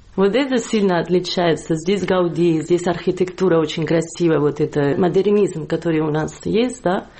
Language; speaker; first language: Russian; non-native, fluent; Catalan